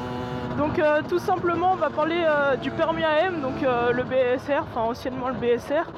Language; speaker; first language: French; native; French